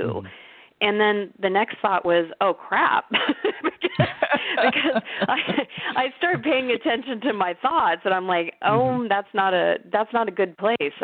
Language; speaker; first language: English; native; English